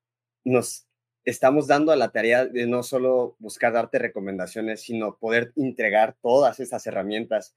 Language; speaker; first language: Spanish; native; Spanish